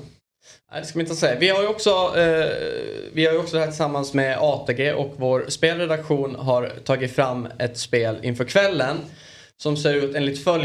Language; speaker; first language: Swedish; native; Swedish